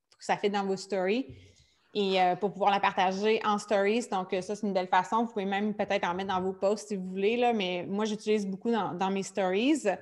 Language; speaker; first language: French; native; French